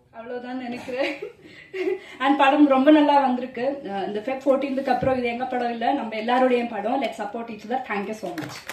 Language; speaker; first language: Tamil; non-native, fluent; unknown